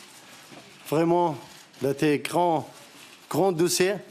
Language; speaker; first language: French; non-native, learner; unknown